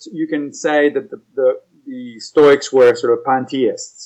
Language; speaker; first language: English; non-native, fluent; Italian